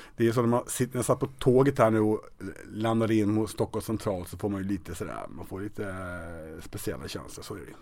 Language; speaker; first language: Swedish; native; Swedish